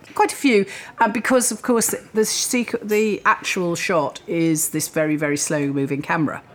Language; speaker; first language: English; native; English